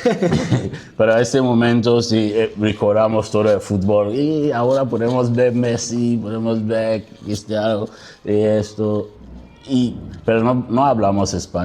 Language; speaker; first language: Spanish; non-native, learner; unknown